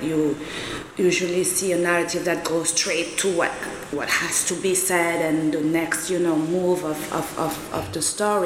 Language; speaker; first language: English; non-native, local second language; Kinyarwanda